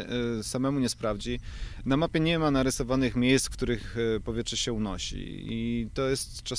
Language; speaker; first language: Polish; native; Polish